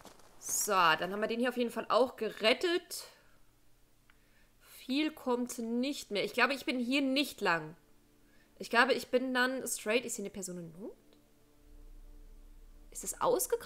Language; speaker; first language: German; native; German